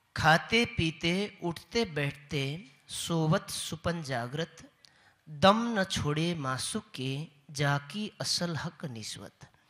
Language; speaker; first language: Hindi; native; Hindi